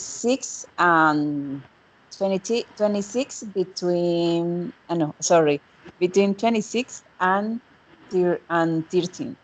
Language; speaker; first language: English; non-native, learner; Spanish